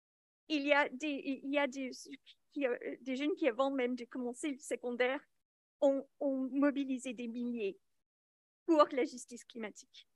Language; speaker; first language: French; non-native, local second language; English